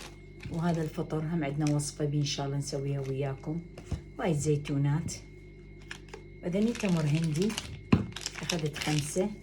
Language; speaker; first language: Arabic; native; Arabic